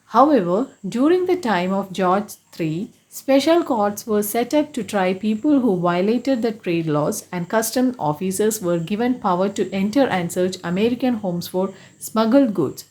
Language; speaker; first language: English; non-native, local second language; Malayalam